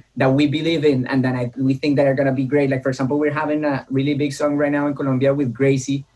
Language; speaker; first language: English; non-native, fluent; Spanish